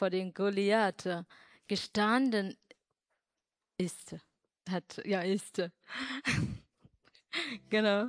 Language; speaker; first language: German; non-native, learner; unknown